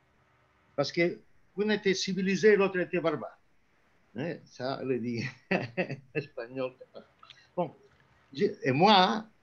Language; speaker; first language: French; non-native, fluent; Spanish